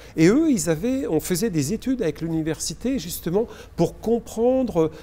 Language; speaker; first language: French; native; French